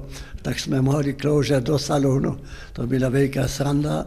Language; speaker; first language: Czech; non-native, local second language; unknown